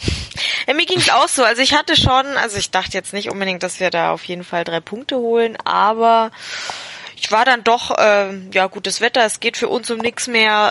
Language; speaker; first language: German; native; German